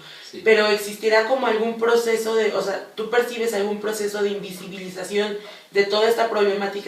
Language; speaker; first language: Spanish; native; Spanish